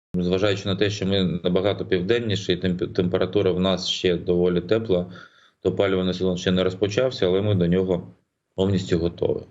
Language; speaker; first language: Ukrainian; native; Ukrainian